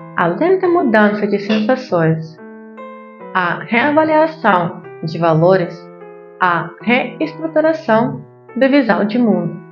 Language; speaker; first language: Portuguese; non-native, fluent; Russian